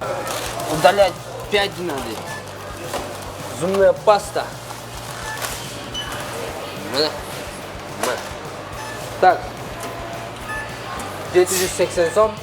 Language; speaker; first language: Russian; non-native, local second language; Kyrgyz